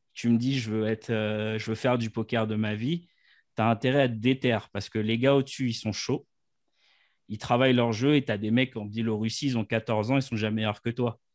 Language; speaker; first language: French; native; French